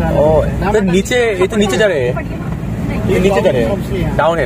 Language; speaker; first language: Hindi; non-native, learner; Bangla